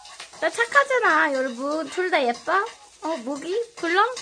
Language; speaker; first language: Korean; non-native, learner; Swedish